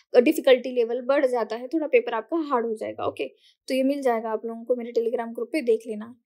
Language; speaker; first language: Hindi; non-native, local second language; Marathi